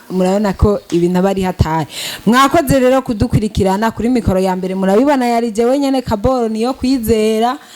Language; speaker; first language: Rundi; early bilingual, heritage; Rundi